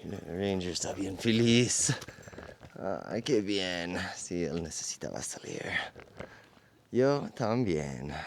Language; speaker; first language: Spanish; non-native, fluent; English